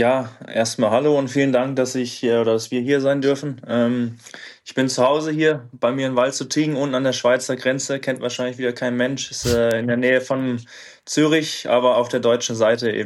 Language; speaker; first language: German; native; German